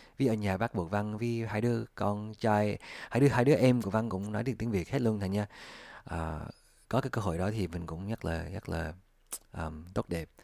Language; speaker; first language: Vietnamese; early bilingual, heritage; English